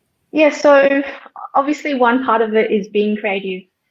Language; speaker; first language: English; early bilingual, other home language; Vietnamese